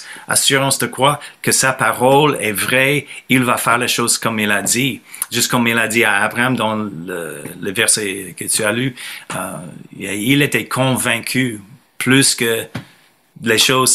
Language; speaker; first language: French; non-native, fluent; English